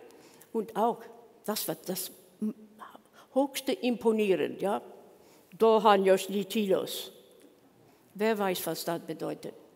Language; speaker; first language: German; non-native, learner; English